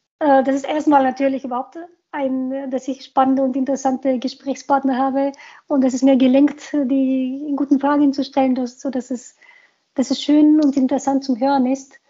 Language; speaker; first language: German; non-native, fluent; Bulgarian